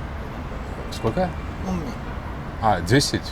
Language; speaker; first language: Russian; non-native, learner; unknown